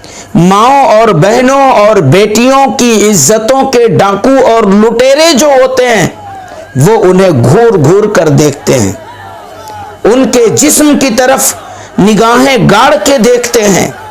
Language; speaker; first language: Urdu; native; Urdu